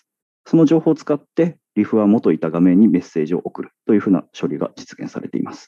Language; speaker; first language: Japanese; native; Japanese